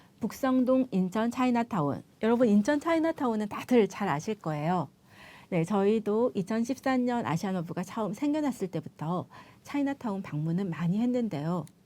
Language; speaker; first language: Korean; native; Korean